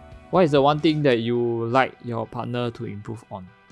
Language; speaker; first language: English; non-native, local second language; Chinese